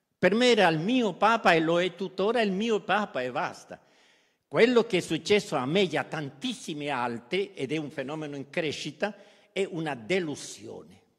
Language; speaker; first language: Italian; non-native, fluent; Spanish